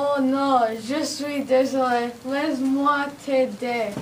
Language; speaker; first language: French; non-native, learner; English